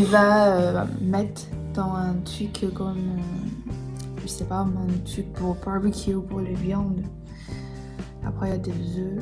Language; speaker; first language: French; non-native, learner; Chinese